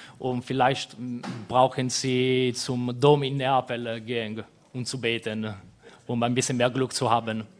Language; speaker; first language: German; non-native, fluent; Italian